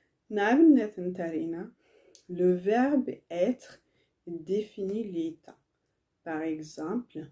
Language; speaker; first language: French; non-native, learner; Tigrinya